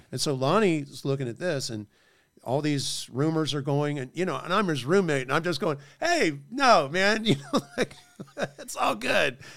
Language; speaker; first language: English; native; English